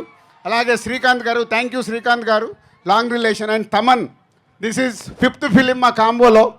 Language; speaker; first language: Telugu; native; Telugu